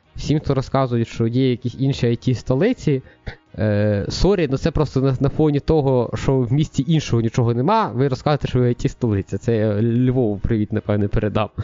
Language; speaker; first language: Ukrainian; native; Ukrainian